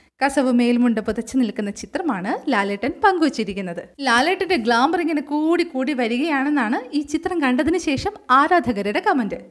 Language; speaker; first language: Malayalam; native; Malayalam